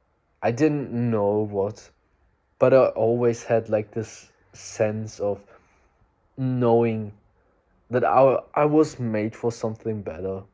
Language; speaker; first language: English; non-native, fluent; German